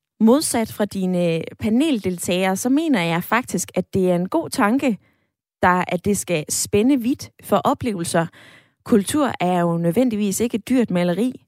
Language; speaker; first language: Danish; native; Danish